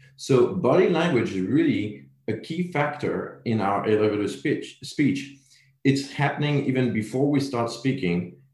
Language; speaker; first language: English; non-native, fluent; French